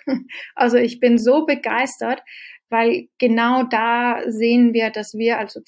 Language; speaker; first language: German; non-native, fluent; Danish